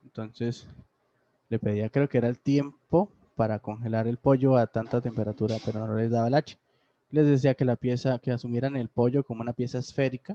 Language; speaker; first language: Spanish; native; Spanish